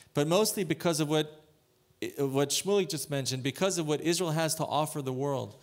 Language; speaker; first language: English; native; English